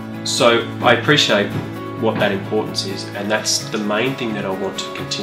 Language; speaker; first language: English; native; English